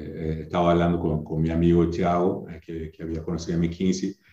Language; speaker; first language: Spanish; non-native, fluent; English